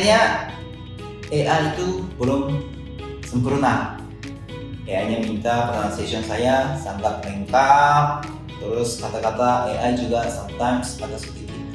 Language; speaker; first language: Indonesian; non-native, fluent; Japanese